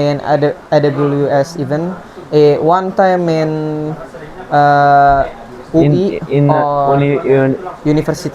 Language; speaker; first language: English; non-native, learner; Indonesian